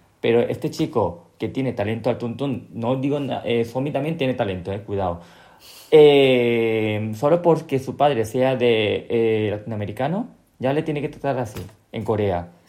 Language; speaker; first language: Spanish; early bilingual, other home language; Korean